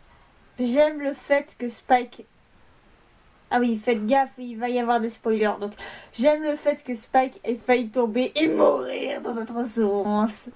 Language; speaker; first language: French; native; French